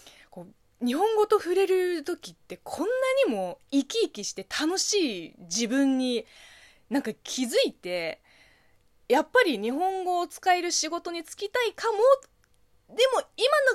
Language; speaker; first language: Japanese; non-native, fluent; Chinese